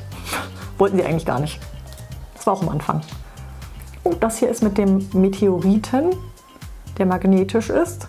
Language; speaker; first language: German; native; German